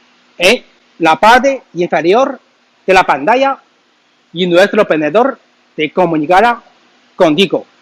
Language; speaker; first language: Spanish; non-native, learner; Chinese